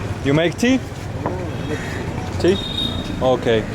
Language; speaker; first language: English; non-native, learner; Russian